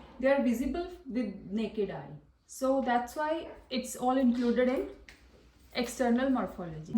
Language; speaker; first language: English; non-native, local second language; Punjabi